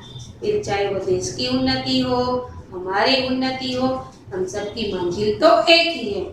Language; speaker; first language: Hindi; non-native, local second language; Gujarati